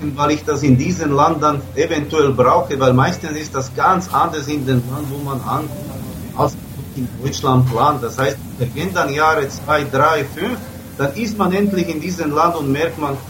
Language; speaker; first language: German; non-native, fluent; Slovak